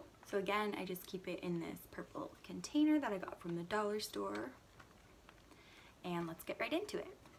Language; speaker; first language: English; native; English